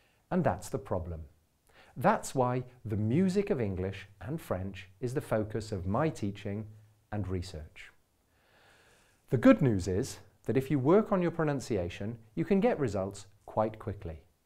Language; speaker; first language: English; native; English